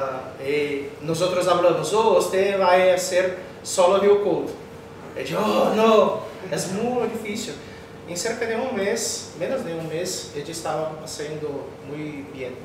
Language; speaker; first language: Spanish; non-native, learner; Portuguese